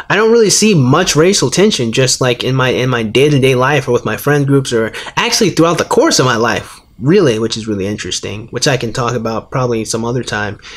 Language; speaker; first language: English; native; English